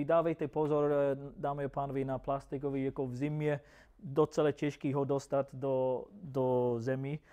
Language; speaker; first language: Czech; non-native, fluent; English